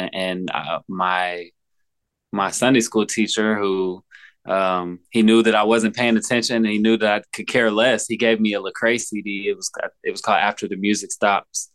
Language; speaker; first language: English; native; English